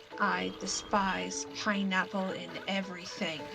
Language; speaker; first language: English; native; English